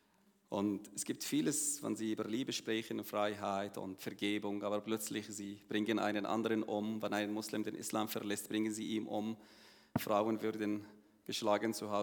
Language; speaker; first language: German; non-native, learner; Arabic